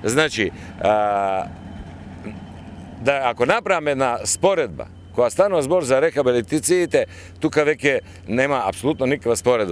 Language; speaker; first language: Macedonian; native; Macedonian